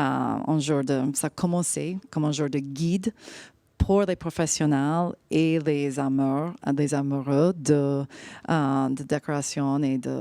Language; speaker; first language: French; non-native, fluent; English